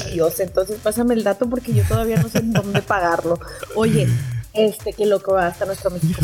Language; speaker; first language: Spanish; native; Spanish